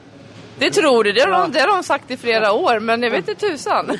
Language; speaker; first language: Swedish; native; Swedish